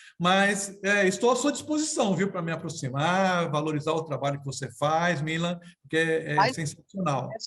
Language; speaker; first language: Portuguese; native; Portuguese